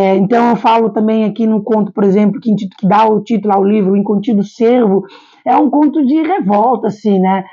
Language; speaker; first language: Portuguese; non-native, local second language; Kabuverdianu